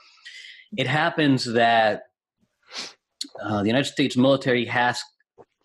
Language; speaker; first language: English; non-native, fluent; Spanish